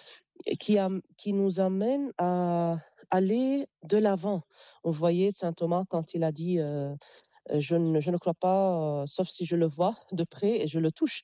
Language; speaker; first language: French; non-native, local second language; Arabic